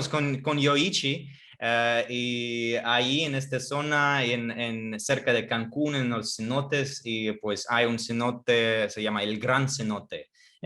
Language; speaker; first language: Spanish; non-native, fluent; Russian